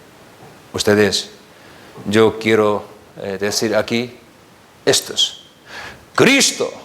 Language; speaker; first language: Spanish; non-native, learner; Korean